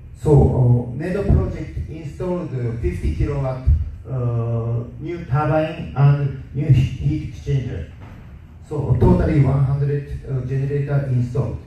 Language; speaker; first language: English; non-native, learner; Japanese